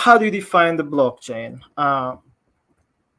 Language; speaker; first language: English; non-native, local second language; Kinyarwanda